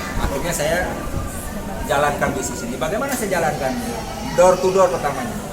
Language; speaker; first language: Indonesian; non-native, local second language; Minangkabau